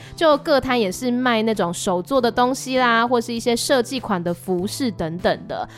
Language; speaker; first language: Chinese; native; Chinese